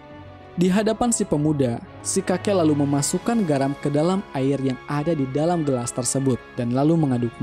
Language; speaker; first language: Indonesian; native; Indonesian